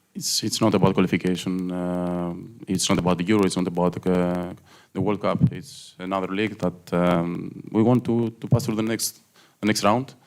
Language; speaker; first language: English; non-native, fluent; Greek